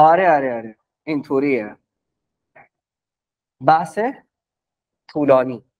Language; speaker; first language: Persian; non-native, fluent; Urdu